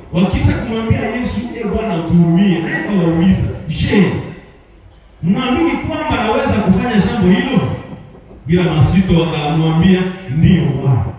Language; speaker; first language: Swahili; non-native, local second language; Nande